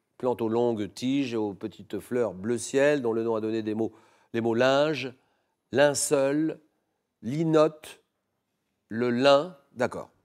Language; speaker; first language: French; native; French